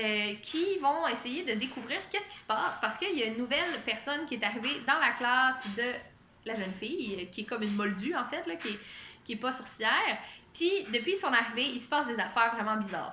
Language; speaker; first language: French; native; French